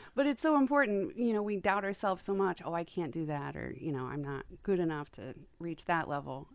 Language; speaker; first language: English; native; English